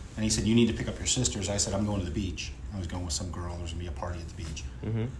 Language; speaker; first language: English; native; English